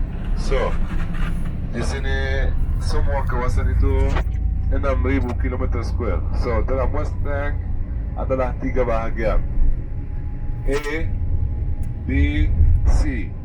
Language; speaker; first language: Indonesian; non-native, fluent; Arabic